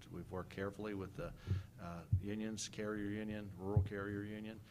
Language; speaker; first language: English; native; English